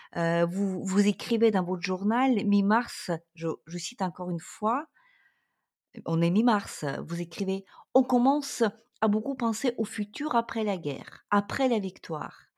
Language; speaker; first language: French; non-native, fluent; Ukrainian